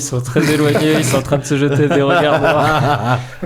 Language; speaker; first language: French; native; French